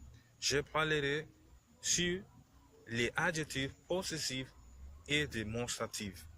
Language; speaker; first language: French; non-native, learner; Spanish